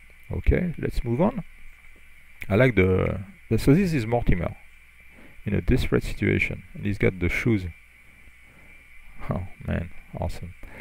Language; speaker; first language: English; non-native, fluent; French